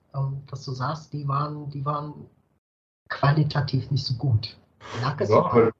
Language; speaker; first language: German; non-native, fluent; French